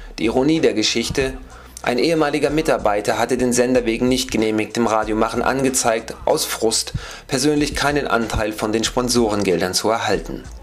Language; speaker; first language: German; native; German